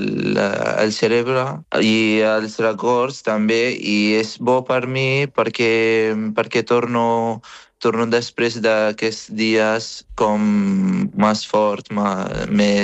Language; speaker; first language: Catalan; non-native, fluent; Arabic